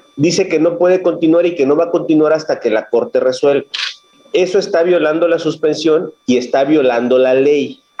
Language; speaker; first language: Spanish; native; Spanish